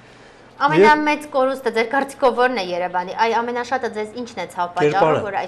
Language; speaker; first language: Armenian; native; Armenian